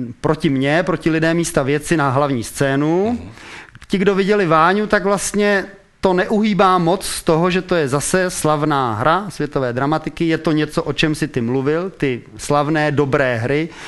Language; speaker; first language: Czech; native; Czech